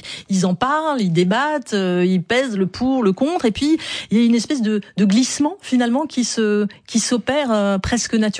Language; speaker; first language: French; native; French